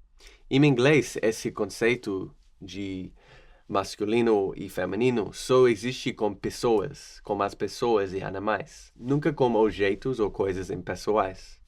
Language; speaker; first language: Portuguese; non-native, fluent; English